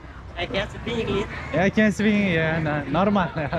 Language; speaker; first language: English; non-native, learner; Turkish